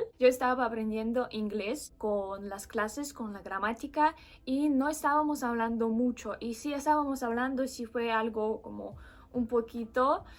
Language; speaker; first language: Spanish; non-native, fluent; Russian